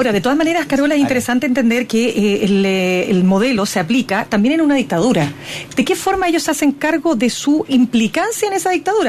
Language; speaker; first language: Spanish; native; Spanish